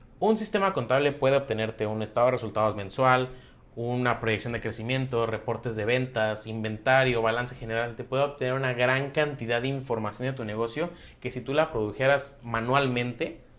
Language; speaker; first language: Spanish; native; Spanish